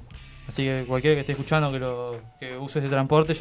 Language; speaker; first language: Spanish; native; Spanish